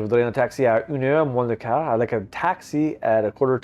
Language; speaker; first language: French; non-native, learner; English